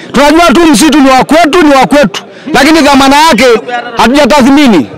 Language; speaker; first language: Swahili; non-native, local second language; Masai